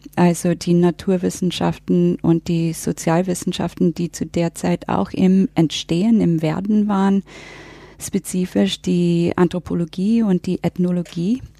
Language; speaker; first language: German; non-native, fluent; English